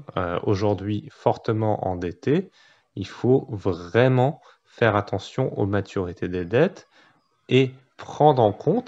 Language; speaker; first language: French; native; French